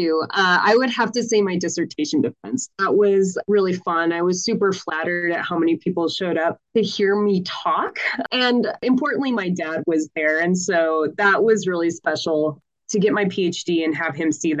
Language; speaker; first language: English; native; English